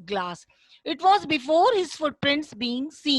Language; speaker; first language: English; non-native, local second language; Hindi